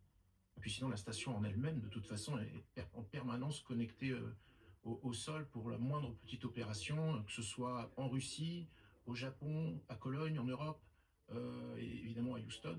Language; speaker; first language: French; native; French